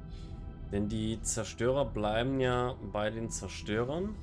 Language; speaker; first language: German; native; German